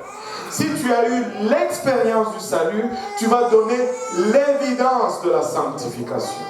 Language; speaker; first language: French; non-native, local second language; Swahili